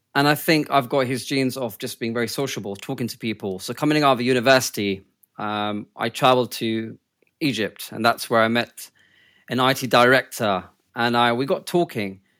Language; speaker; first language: English; early bilingual, other home language; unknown